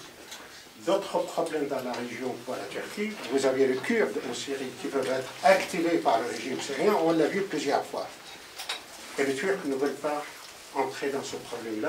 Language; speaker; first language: French; non-native, fluent; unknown